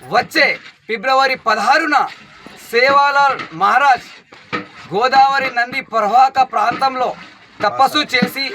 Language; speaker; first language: Telugu; non-native, local second language; Lambadi